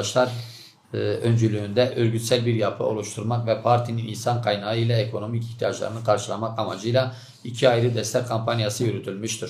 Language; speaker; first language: Turkish; native; Turkish